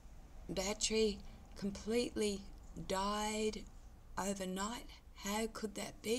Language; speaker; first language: English; native; English